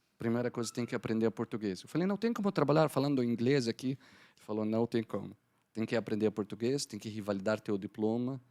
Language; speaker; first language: Portuguese; non-native, fluent; Arabic